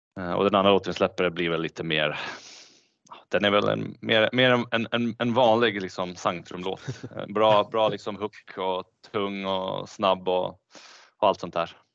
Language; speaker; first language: Swedish; early bilingual, other home language; Bosnian